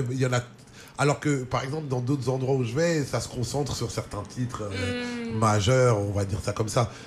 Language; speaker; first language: French; early bilingual, other home language; Lingala